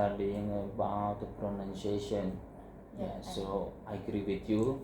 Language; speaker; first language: English; non-native, learner; Indonesian